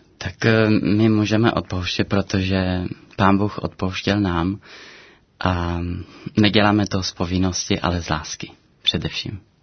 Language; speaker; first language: Czech; non-native, fluent; Romanian